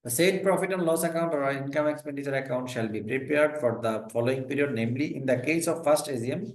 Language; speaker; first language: English; non-native, local second language; Bangla